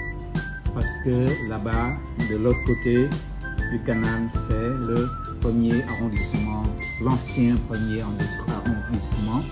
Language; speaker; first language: French; non-native, fluent; Vietnamese